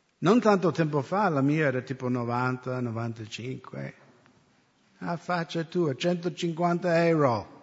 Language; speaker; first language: Italian; non-native, fluent; English